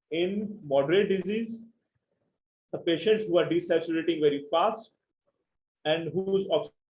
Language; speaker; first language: English; non-native, local second language; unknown